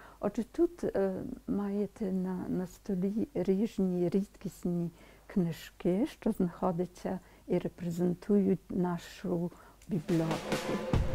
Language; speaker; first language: Ukrainian; native; Ukrainian